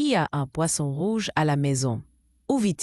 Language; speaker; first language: French; non-native, learner; Arabic